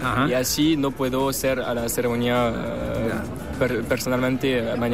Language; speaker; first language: Spanish; non-native, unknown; French